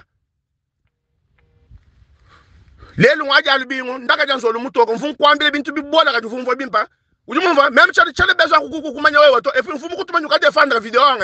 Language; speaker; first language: French; non-native, local second language; Luba-Lulua